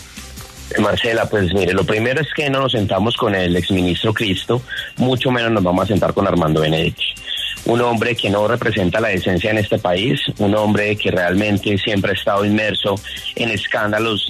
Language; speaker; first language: Spanish; native; Spanish